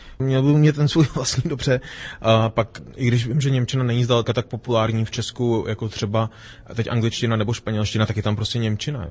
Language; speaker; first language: Czech; native; Czech